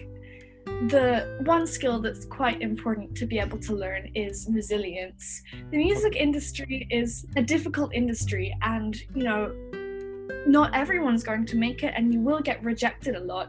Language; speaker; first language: English; native; English